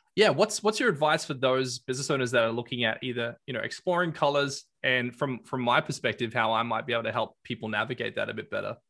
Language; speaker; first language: English; native; English